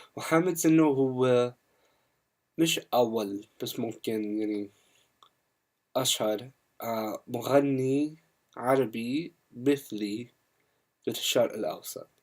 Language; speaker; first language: Arabic; non-native, learner; English